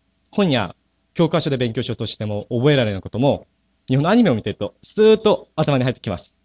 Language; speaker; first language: Japanese; non-native, fluent; Korean